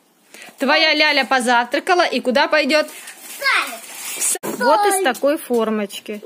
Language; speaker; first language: Russian; native; Russian